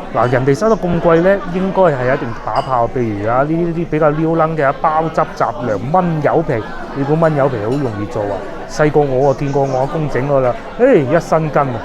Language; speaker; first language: Cantonese; native; Cantonese